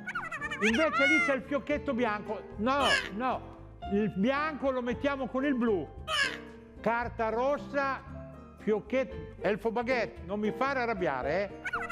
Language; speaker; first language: Italian; native; Italian